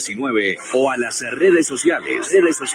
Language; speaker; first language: Spanish; native; Spanish